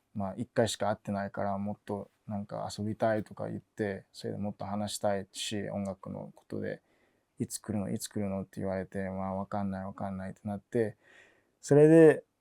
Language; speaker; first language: Japanese; early bilingual, other home language; English